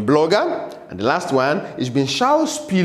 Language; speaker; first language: German; non-native, fluent; English